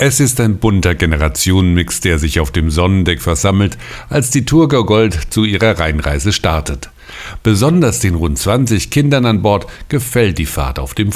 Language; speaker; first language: German; native; German